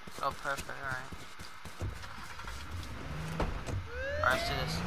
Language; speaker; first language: English; native; English